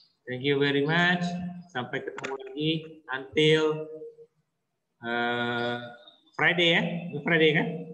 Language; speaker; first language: English; non-native, fluent; Indonesian